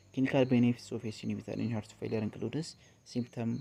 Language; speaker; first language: English; non-native, local second language; Amharic